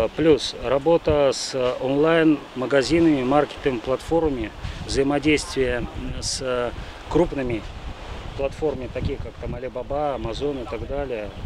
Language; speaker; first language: Russian; native; Russian